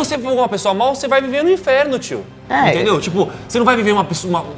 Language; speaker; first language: Portuguese; native; Portuguese